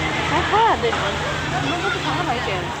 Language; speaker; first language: Korean; native; Korean